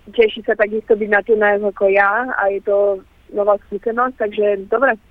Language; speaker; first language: Slovak; early bilingual, heritage; Slovak